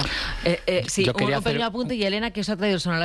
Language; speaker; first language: Spanish; native; Spanish